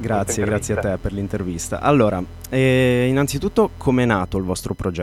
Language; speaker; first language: Italian; native; Italian